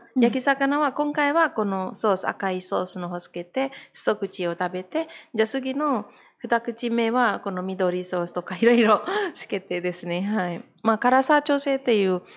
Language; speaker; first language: Japanese; non-native, fluent; Indonesian